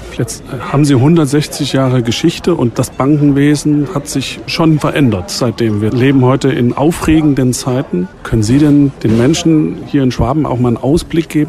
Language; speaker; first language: German; native; German